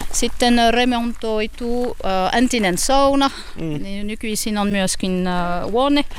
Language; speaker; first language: Finnish; non-native, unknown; French